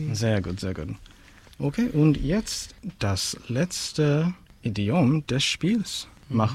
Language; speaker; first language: German; non-native, learner; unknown